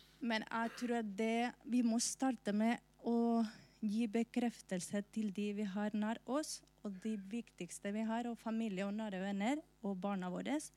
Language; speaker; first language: Norwegian; non-native, fluent; Spanish